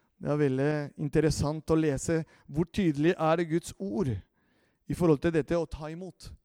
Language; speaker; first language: Norwegian; non-native, fluent; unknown